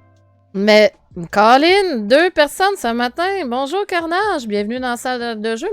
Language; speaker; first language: French; native; French